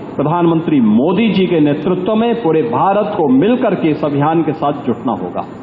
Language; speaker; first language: Hindi; native; Hindi